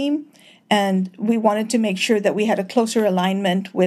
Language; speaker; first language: English; native; English